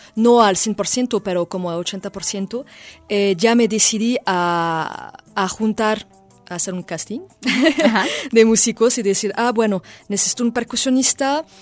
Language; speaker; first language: Spanish; non-native, fluent; French